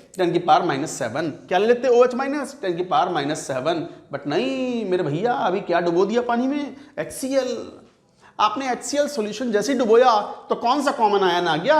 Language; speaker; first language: Hindi; native; Hindi